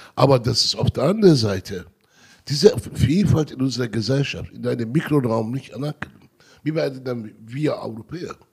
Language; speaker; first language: German; non-native, learner; Turkish